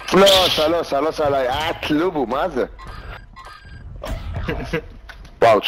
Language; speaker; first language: Hebrew; native; Hebrew